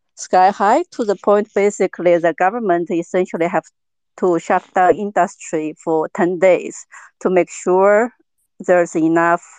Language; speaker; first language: English; non-native, fluent; Chinese